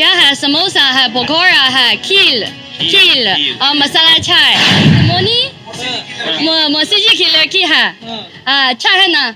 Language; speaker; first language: Hindi; non-native, learner; Chinese